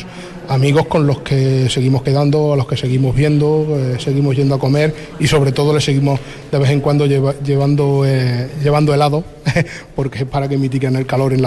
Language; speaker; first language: Spanish; native; Spanish